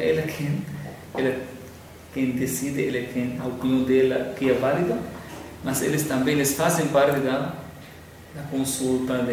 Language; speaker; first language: Portuguese; non-native, fluent; Arabic